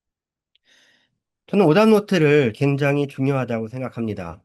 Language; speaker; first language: Korean; early bilingual, heritage; Korean